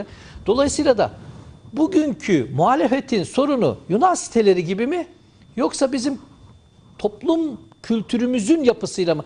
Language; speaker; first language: Turkish; native; Turkish